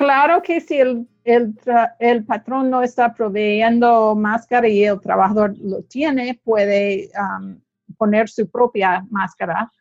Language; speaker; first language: Spanish; non-native, fluent; English